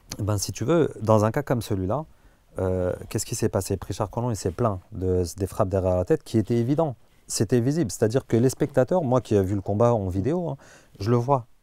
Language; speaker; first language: French; native; French